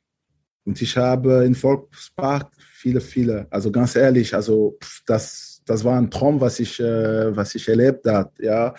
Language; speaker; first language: German; non-native, fluent; French